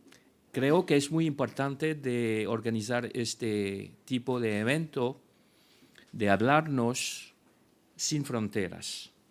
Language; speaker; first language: Spanish; non-native, fluent; French